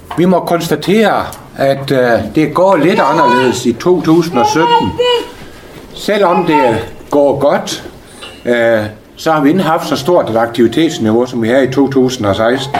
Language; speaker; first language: Danish; native; Danish